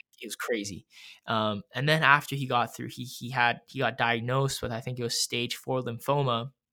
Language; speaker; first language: English; native; English